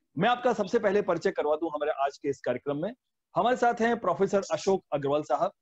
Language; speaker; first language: Hindi; native; Hindi